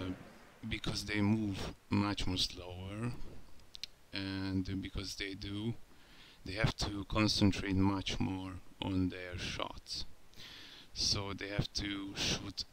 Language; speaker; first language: English; non-native, learner; Hungarian